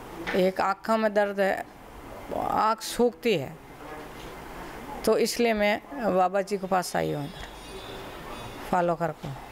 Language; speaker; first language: Hindi; non-native, local second language; Marwari